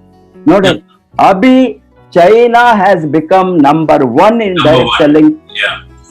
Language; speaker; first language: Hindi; non-native, local second language; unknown